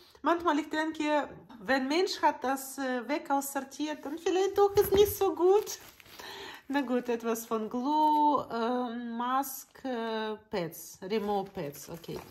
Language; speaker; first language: German; non-native, learner; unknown